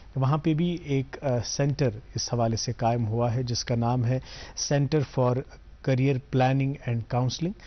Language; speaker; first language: Hindi; non-native, local second language; Kashmiri